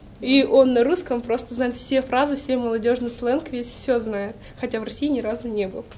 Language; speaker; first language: Russian; native; Russian